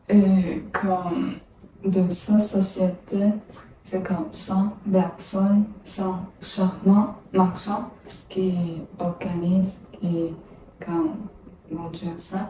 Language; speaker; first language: French; non-native, learner; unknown